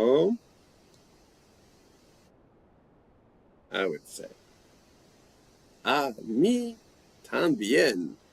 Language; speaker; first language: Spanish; non-native, learner; English